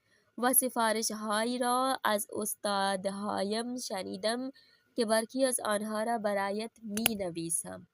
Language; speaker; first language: Persian; non-native, fluent; Urdu